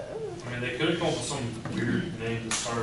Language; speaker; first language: English; native; English